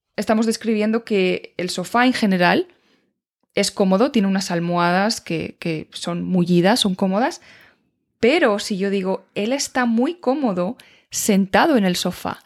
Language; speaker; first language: Spanish; native; Spanish